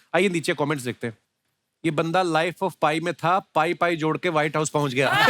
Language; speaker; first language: Hindi; non-native, local second language; Punjabi